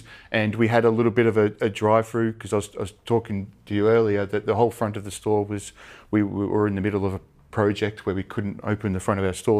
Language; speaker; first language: English; native; English